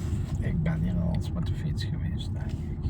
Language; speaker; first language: Dutch; native; Dutch